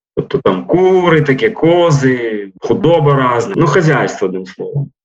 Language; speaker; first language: Ukrainian; native; Ukrainian